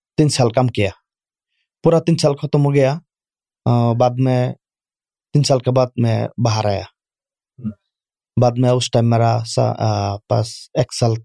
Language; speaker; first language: Urdu; non-native, learner; Bangla